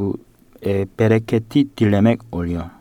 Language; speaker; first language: Turkish; non-native, fluent; Korean